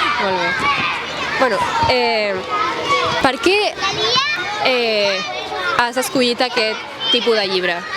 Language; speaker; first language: Catalan; native; Catalan